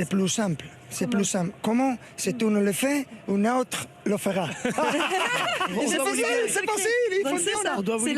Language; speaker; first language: French; non-native, learner; Spanish